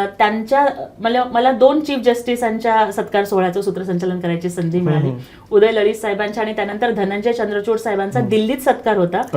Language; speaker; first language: Marathi; non-native, local second language; Telugu